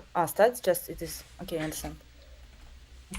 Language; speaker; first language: English; non-native, learner; Russian